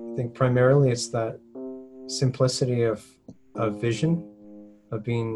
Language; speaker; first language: English; native; English